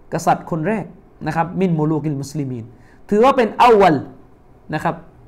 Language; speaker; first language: Thai; native; Thai